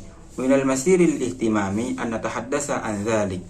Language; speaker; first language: Arabic; non-native, learner; Indonesian